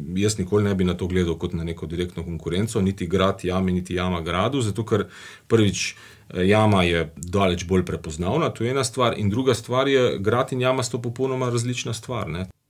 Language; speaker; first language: Slovenian; native; Slovenian